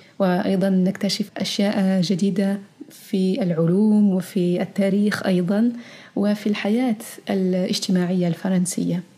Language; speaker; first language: Arabic; early bilingual, heritage; Arabic